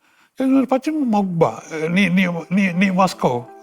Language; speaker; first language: Russian; non-native, fluent; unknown